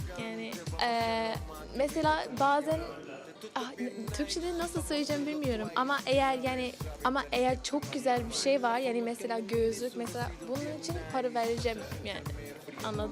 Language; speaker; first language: Turkish; non-native, learner; English